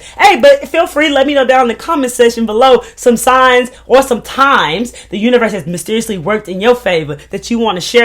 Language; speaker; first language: English; native; English